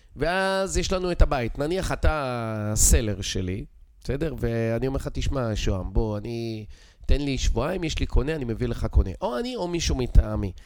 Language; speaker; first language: Hebrew; native; Hebrew